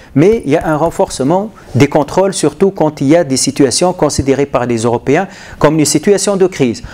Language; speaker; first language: French; non-native, local second language; Arabic